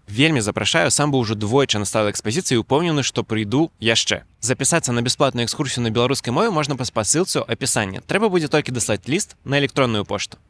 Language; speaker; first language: Belarusian; native; Belarusian